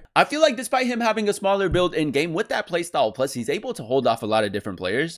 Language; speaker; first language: English; native; English